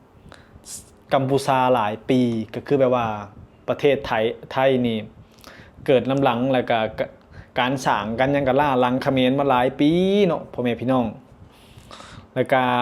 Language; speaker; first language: Thai; non-native, local second language; Northeastern Thai